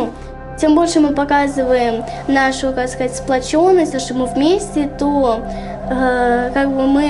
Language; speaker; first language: Russian; native; Russian